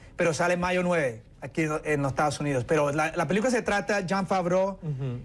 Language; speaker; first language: Spanish; early bilingual, heritage; Spanish